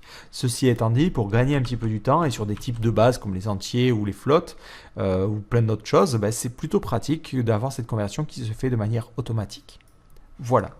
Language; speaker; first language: French; native; French